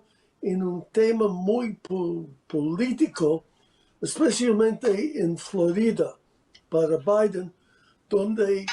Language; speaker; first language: Spanish; non-native, fluent; English